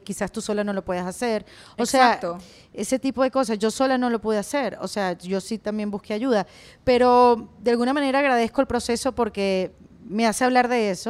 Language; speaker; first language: Spanish; native; Spanish